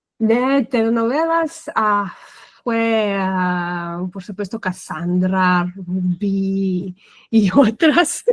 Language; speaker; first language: Spanish; non-native, learner; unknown